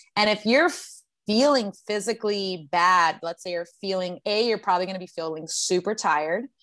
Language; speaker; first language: English; native; English